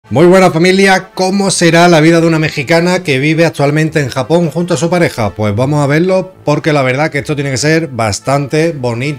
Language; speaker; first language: Spanish; native; Spanish